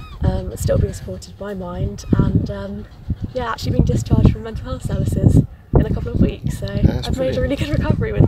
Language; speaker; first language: English; native; English